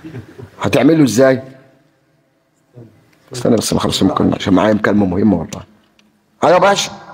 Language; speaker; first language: Arabic; native; Arabic